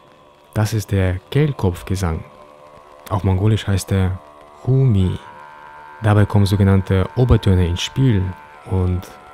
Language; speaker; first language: German; native; German